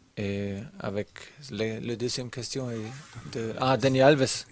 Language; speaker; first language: French; non-native, learner; German